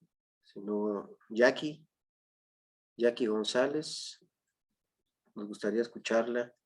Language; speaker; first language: Spanish; native; Spanish